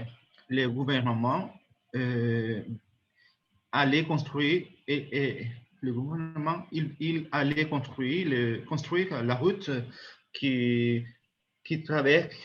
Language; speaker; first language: French; non-native, learner; Spanish